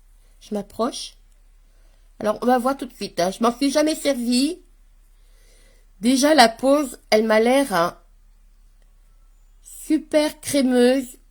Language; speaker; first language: French; native; French